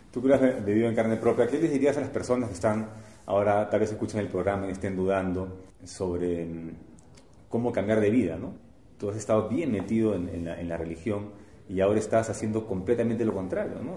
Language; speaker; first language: Spanish; native; Spanish